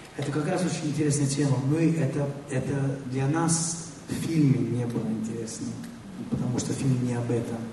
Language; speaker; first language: Russian; non-native, fluent; Italian